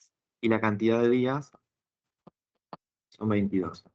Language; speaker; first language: Spanish; native; Spanish